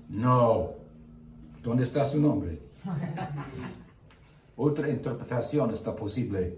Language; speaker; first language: Spanish; non-native, learner; English